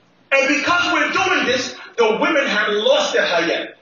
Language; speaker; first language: English; native; English